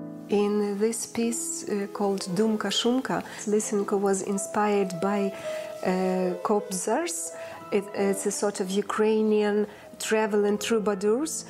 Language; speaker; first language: English; non-native, fluent; Ukrainian